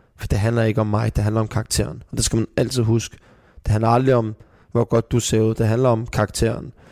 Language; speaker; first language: Danish; early bilingual, other home language; Persian